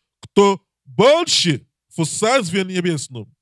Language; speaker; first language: Russian; non-native, learner; English